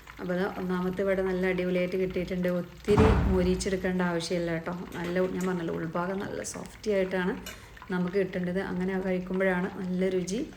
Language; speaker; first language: Malayalam; native; Malayalam